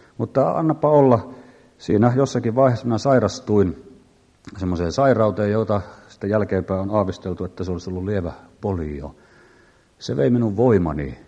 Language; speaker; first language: Finnish; native; Finnish